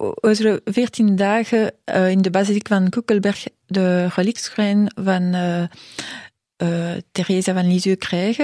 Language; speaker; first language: Dutch; non-native, local second language; French